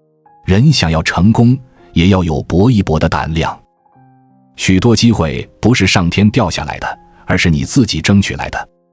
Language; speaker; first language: Chinese; native; Chinese